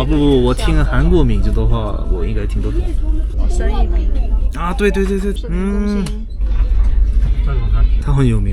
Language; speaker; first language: Chinese; non-native, learner; Korean